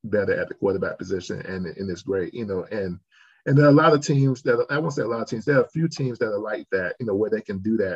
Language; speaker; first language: English; native; English